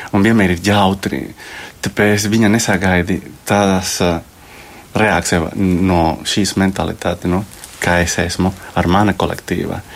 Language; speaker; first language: Latvian; non-native, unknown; Spanish